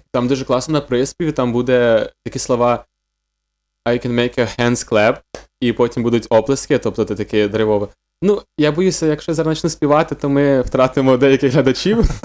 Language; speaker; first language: Ukrainian; native; Ukrainian